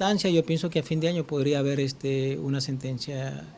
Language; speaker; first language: Spanish; native; Spanish